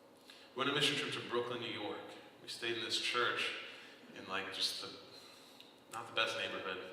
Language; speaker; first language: English; native; English